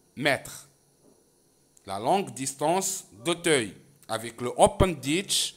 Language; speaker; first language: French; non-native, local second language; Arabic